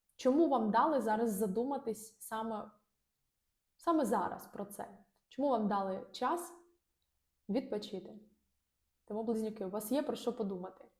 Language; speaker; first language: Ukrainian; non-native, local second language; Russian